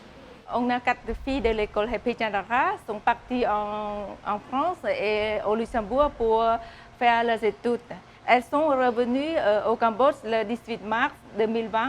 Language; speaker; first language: French; non-native, fluent; Khmer